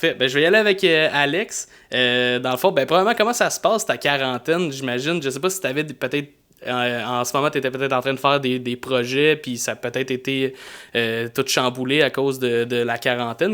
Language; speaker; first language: French; native; French